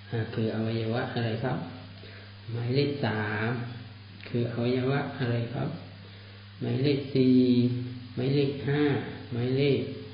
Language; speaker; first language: Thai; non-native, local second language; Malay